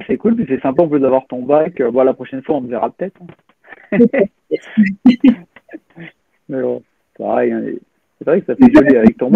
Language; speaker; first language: French; native; French